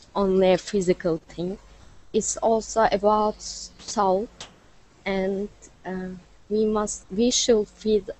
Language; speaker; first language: English; non-native, fluent; Vietnamese